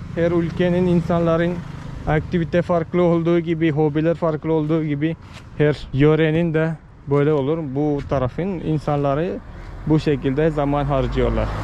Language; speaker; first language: Turkish; non-native, fluent; Malayalam